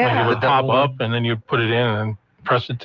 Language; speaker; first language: English; native; English